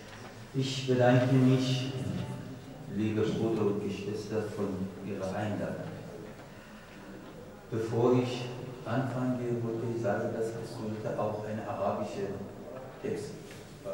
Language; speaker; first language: German; non-native, fluent; Persian